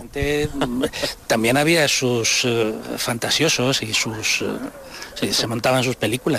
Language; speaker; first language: Spanish; native; Spanish